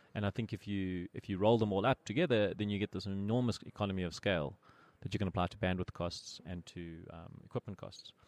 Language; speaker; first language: English; native; English